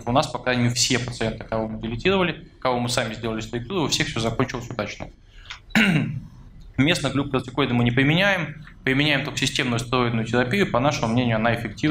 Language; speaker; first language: Russian; native; Russian